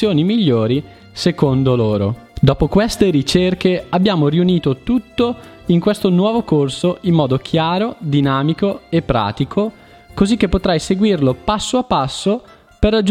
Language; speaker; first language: Italian; native; Italian